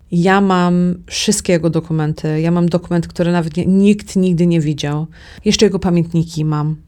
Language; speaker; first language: Polish; early bilingual, heritage; Polish